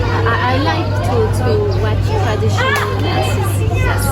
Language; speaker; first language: English; non-native, learner; French